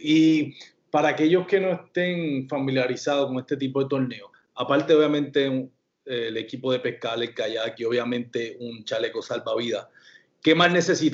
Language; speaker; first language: Spanish; native; Spanish